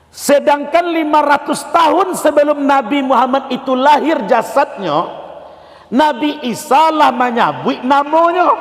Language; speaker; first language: Malay; non-native, local second language; Minangkabau